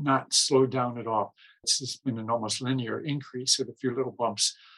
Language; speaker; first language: English; native; English